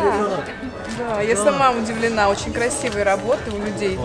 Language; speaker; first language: Russian; native; Russian